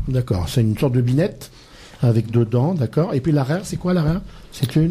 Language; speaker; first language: French; native; French